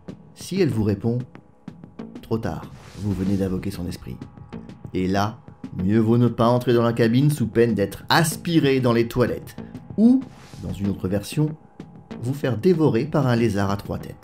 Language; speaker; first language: French; native; French